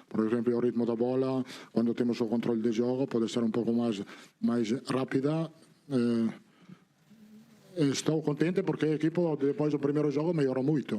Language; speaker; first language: Portuguese; non-native, learner; Italian